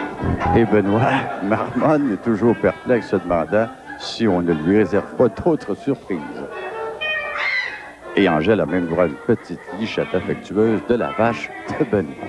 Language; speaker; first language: French; native; French